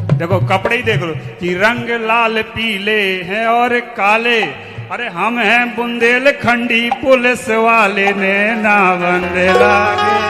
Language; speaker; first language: Hindi; native; Hindi